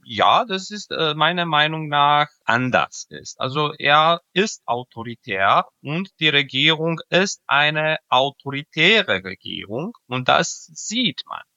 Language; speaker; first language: German; non-native, fluent; Serbian